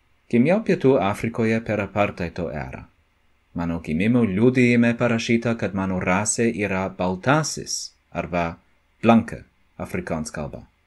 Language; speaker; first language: Lithuanian; non-native, fluent; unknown